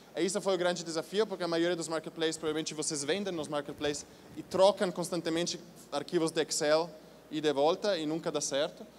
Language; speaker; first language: Portuguese; non-native, fluent; Italian